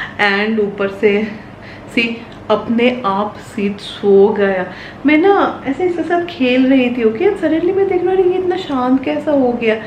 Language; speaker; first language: Hindi; non-native, local second language; Bangla